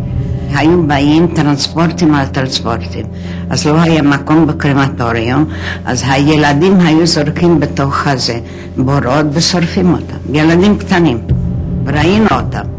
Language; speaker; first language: Hebrew; non-native, fluent; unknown